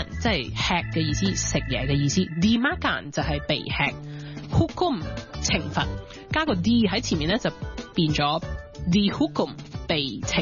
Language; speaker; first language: Cantonese; early bilingual, heritage; Cantonese